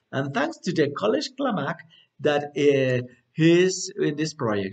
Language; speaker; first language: English; non-native, learner; Spanish